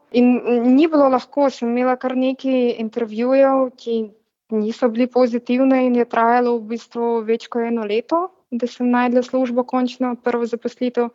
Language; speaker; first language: Slovenian; non-native, fluent; Russian